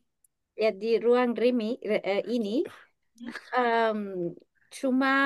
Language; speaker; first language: Indonesian; non-native, learner; English